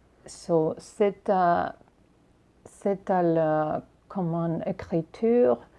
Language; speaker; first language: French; non-native, learner; English